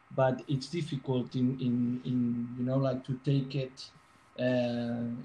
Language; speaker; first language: English; non-native, fluent; Spanish